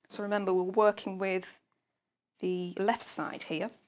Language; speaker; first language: English; native; English